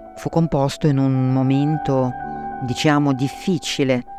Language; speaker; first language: Italian; non-native, fluent; Russian